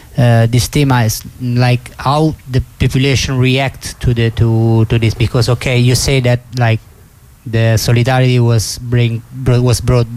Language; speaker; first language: English; non-native, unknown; Italian